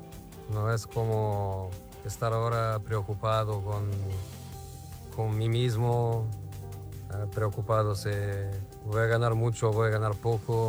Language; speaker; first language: Spanish; non-native, fluent; Portuguese